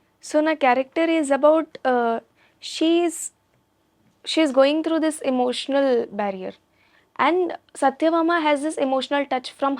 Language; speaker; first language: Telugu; non-native, learner; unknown